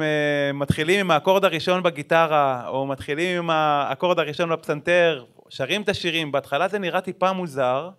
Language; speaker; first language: Hebrew; native; Hebrew